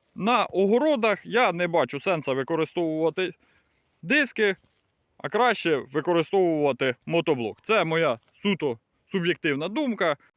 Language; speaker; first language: Ukrainian; native; Ukrainian